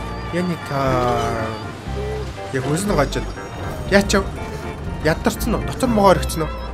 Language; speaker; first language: Mongolian; native; Mongolian